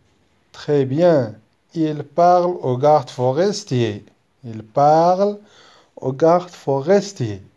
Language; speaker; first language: French; non-native, local second language; Arabic